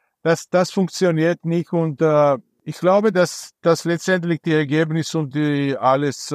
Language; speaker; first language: German; non-native, fluent; Georgian